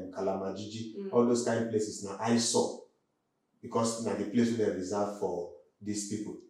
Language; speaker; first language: Nigerian Pidgin; non-native, local second language; Igbo